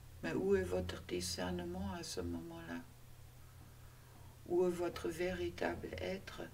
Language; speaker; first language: French; non-native, fluent; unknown